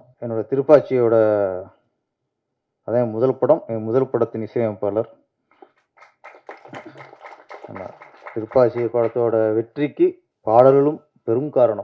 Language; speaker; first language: Tamil; native; Tamil